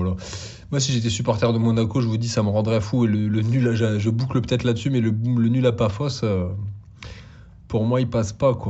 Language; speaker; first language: French; native; French